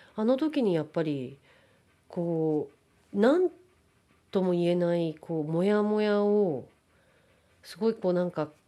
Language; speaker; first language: Japanese; native; Japanese